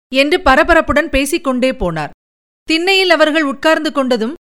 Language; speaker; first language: Tamil; native; Tamil